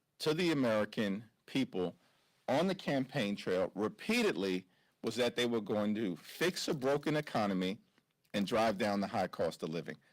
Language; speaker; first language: English; native; English